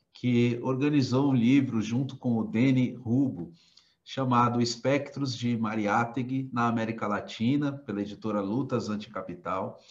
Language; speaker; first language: Portuguese; native; Portuguese